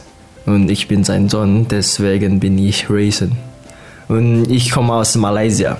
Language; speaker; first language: German; non-native, learner; Malay